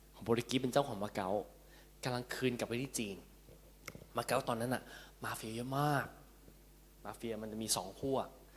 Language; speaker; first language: Thai; early bilingual, heritage; Thai